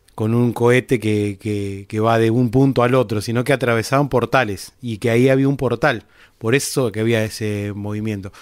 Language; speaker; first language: Spanish; native; Spanish